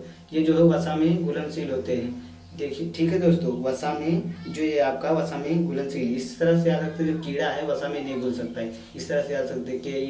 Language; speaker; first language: Hindi; native; Hindi